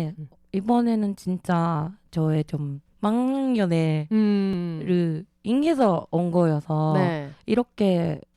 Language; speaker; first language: Korean; early bilingual, heritage; Japanese